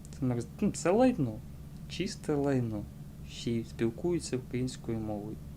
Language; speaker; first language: Ukrainian; non-native, local second language; Russian